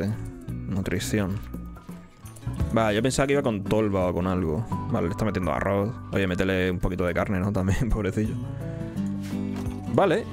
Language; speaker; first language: Spanish; native; Spanish